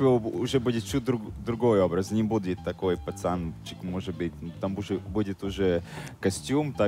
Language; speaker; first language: Russian; non-native, fluent; Latvian